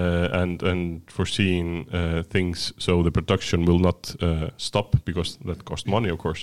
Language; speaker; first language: English; non-native, fluent; Icelandic